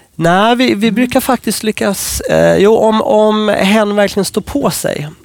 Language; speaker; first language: Swedish; non-native, fluent; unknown